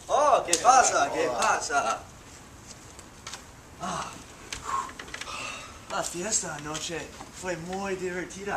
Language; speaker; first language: Spanish; non-native, learner; English